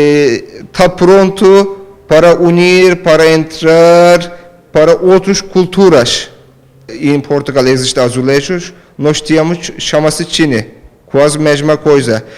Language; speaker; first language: Portuguese; non-native, fluent; Turkish